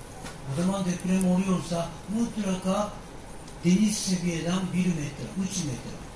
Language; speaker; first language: Turkish; non-native, learner; Japanese